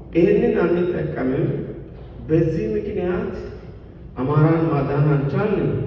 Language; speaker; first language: Amharic; non-native, local second language; Sidamo